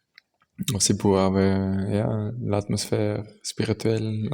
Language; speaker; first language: French; non-native, local second language; German